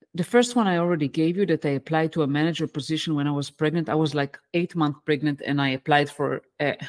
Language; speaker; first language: English; non-native, fluent; Hebrew